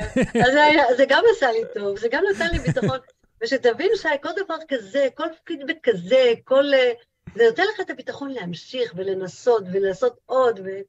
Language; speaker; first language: Hebrew; native; Hebrew